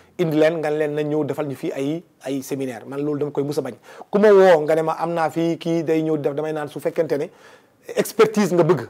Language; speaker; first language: Wolof; non-native, local second language; Fula